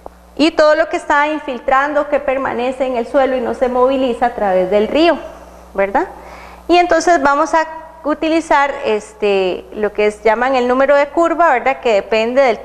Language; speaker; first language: Spanish; native; Spanish